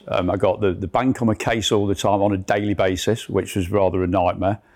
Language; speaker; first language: English; native; English